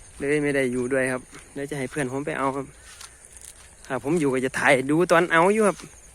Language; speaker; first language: Thai; native; Thai